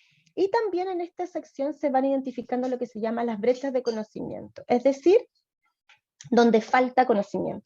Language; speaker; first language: Spanish; native; Spanish